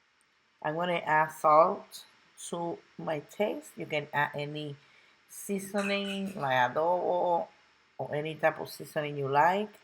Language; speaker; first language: English; non-native, local second language; Spanish